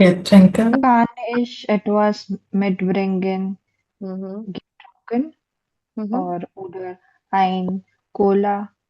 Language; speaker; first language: German; non-native, learner; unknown